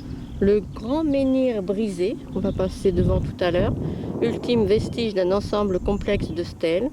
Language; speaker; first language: French; native; French